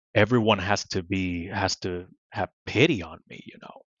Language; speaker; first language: English; non-native, fluent; Spanish